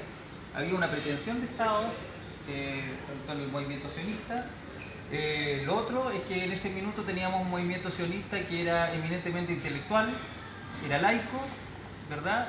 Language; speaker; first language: Spanish; native; Spanish